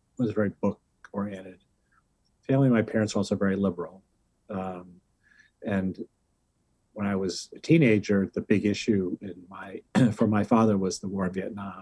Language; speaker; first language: English; native; English